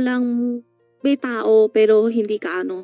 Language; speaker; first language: Filipino; non-native, learner; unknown